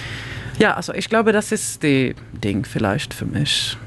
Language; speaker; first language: German; non-native, learner; Swedish